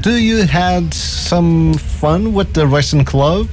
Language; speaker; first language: English; non-native, fluent; Portuguese